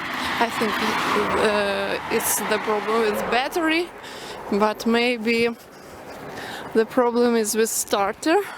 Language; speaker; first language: English; non-native, local second language; Russian